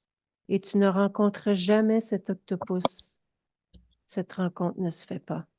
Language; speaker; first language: French; native; French